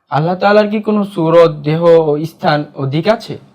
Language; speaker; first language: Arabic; non-native, learner; Bangla